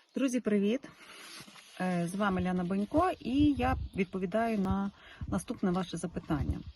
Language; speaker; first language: Ukrainian; non-native, local second language; Russian